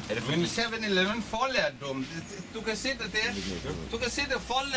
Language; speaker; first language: Danish; non-native, learner; Bangla